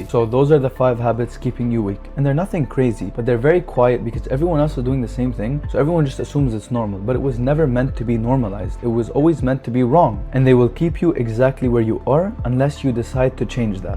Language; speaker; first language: English; non-native, fluent; Arabic